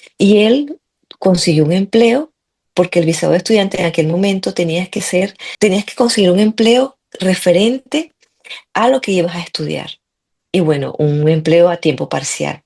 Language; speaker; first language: Spanish; native; Spanish